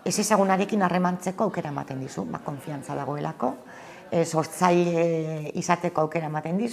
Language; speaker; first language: Basque; native; Basque